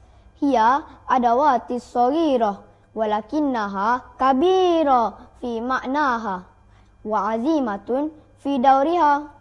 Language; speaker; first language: Arabic; non-native, learner; Malay